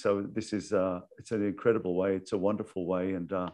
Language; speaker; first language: English; native; English